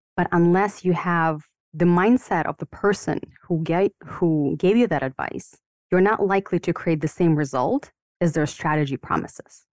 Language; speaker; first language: English; non-native, fluent; Ukrainian